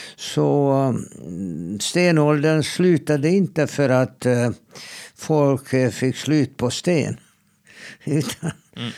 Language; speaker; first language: Swedish; non-native, fluent; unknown